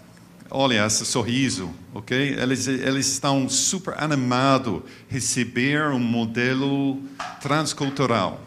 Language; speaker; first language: Portuguese; non-native, fluent; English